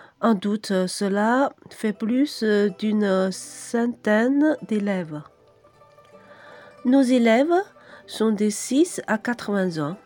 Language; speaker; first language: French; non-native, fluent; Chinese